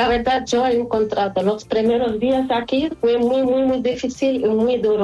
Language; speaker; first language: Spanish; non-native, fluent; Arabic